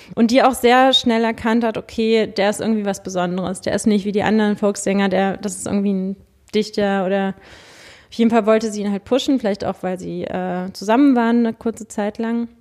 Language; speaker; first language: German; native; German